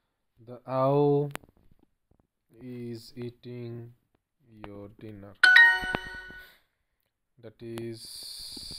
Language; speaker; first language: English; non-native, learner; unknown